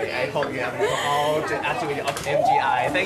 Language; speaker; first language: English; non-native, learner; Thai